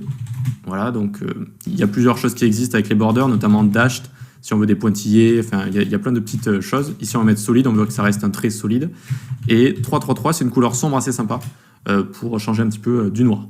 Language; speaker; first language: French; native; French